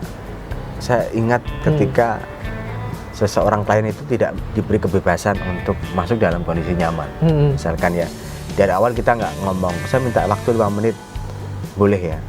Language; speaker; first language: Indonesian; native; Indonesian